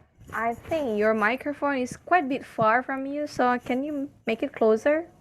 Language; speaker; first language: English; non-native, fluent; Indonesian